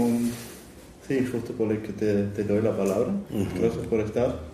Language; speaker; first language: Spanish; non-native, fluent; German